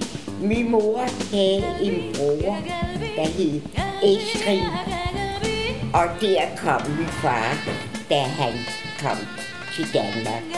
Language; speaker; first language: Danish; early bilingual, other home language; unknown